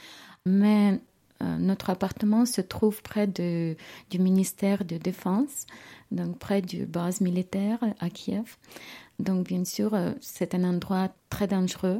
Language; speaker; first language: French; non-native, learner; Ukrainian